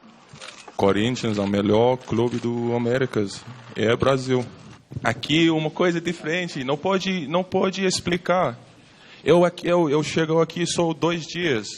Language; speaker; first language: Portuguese; non-native, learner; English